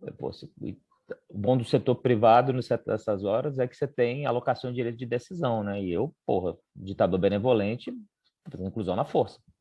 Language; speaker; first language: Portuguese; native; Portuguese